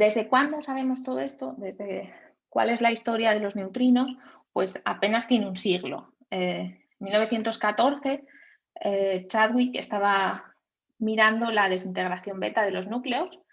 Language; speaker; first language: Spanish; native; Spanish